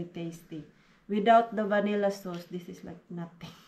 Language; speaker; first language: English; non-native, learner; Filipino